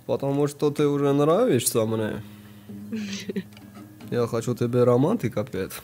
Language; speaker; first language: Russian; non-native, learner; Tajik